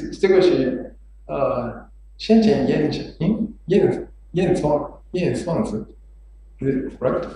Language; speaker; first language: Chinese; non-native, learner; Japanese